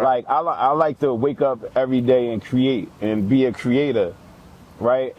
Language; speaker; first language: English; native; English